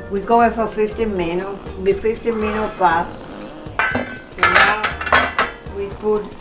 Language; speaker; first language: English; non-native, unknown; Spanish